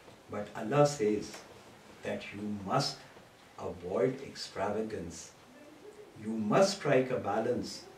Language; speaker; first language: English; non-native, local second language; Urdu